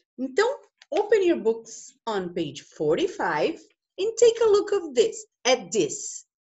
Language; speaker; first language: English; non-native, fluent; Portuguese